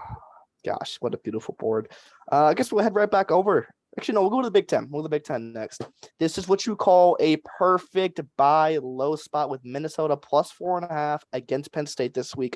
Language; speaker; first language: English; native; English